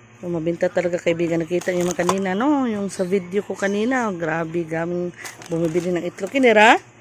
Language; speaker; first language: Filipino; non-native, local second language; Cebuano